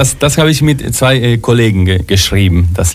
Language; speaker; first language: German; non-native, fluent; Spanish